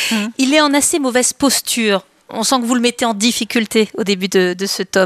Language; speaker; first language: French; native; French